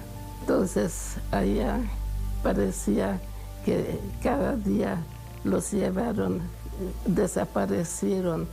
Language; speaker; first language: Spanish; non-native, fluent; Hungarian